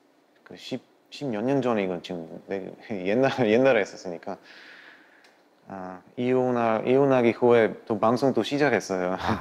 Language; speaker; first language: Korean; non-native, learner; Bulgarian